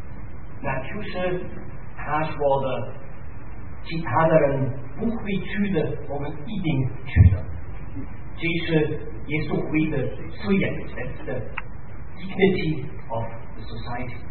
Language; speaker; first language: Chinese; non-native, fluent; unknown